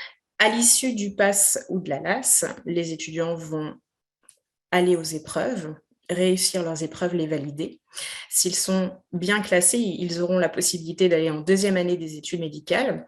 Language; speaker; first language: French; native; French